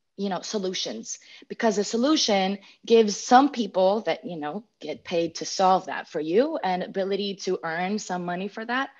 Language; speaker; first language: English; non-native, fluent; Greek